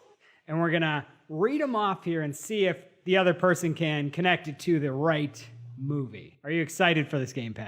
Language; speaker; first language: English; native; English